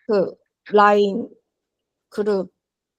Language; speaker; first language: Korean; non-native, learner; Chinese